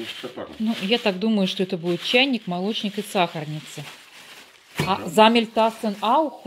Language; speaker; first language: Russian; native; Russian